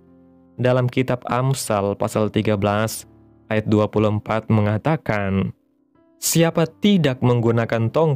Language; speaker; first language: Indonesian; native; Indonesian